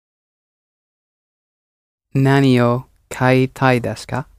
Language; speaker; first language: Japanese; non-native, learner; English